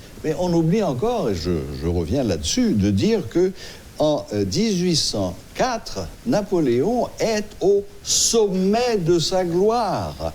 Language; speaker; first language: French; non-native, local second language; Haitian Creole